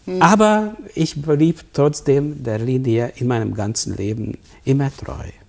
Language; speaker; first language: German; non-native, fluent; Hungarian